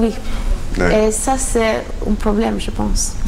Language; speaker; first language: French; non-native, learner; Maltese